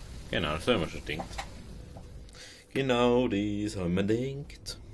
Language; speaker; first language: German; native; German